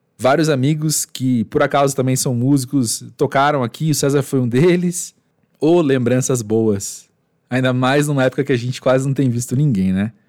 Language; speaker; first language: Portuguese; native; Portuguese